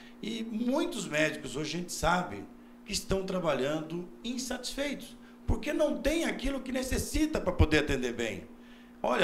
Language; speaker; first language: Portuguese; native; Portuguese